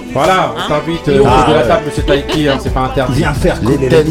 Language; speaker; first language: French; native; French